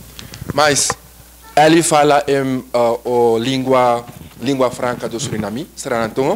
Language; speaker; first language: Portuguese; non-native, learner; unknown